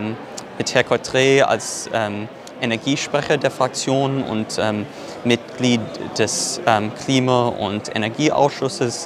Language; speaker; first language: German; non-native, fluent; English